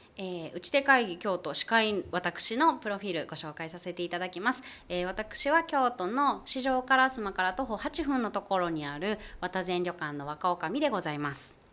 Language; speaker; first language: Japanese; native; Japanese